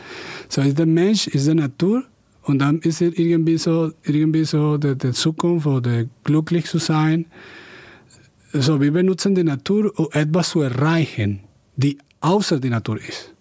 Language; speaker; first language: German; non-native, fluent; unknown